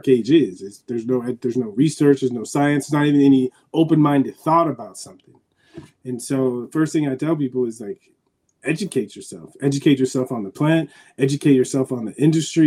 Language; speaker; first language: English; native; English